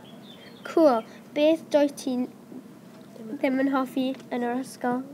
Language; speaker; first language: Welsh; non-native, learner; English